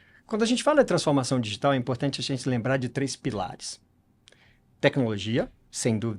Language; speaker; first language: Portuguese; native; Portuguese